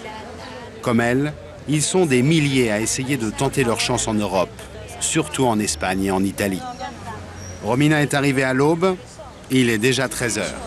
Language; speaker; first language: French; native; French